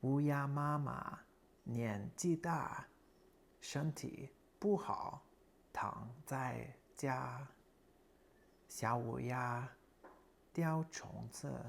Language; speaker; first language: Chinese; non-native, learner; English